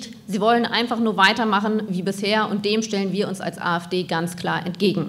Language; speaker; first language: German; native; German